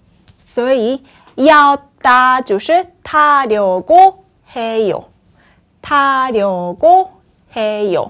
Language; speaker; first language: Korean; non-native, fluent; Chinese